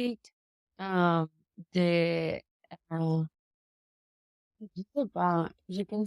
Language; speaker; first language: French; non-native, learner; English